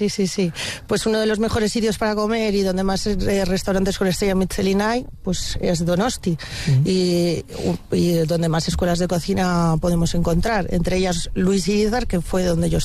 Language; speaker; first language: Spanish; native; Spanish